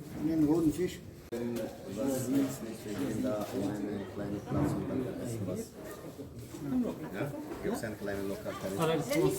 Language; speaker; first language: German; non-native, learner; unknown